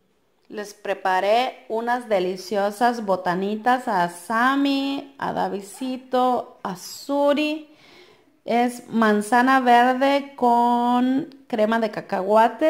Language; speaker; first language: Spanish; native; Spanish